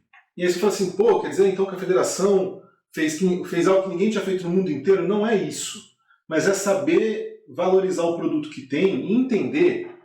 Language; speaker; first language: Portuguese; native; Portuguese